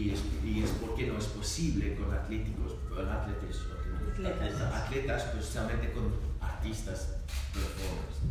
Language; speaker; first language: Spanish; non-native, learner; French